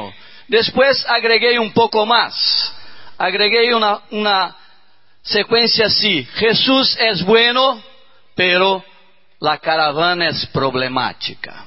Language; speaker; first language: Spanish; non-native, learner; Portuguese